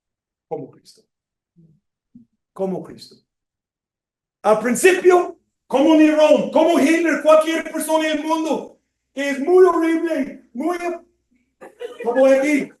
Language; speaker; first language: Spanish; non-native, fluent; English